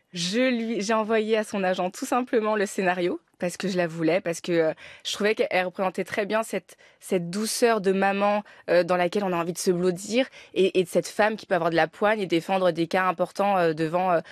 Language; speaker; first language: French; native; French